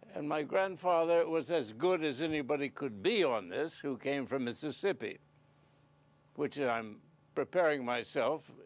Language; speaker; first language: English; native; English